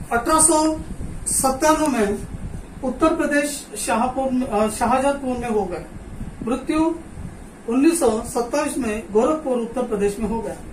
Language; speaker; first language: Hindi; non-native, local second language; Marathi